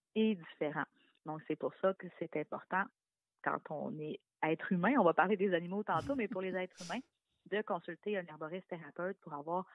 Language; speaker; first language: French; native; French